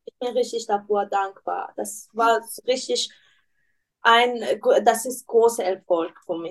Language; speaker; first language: German; non-native, learner; Persian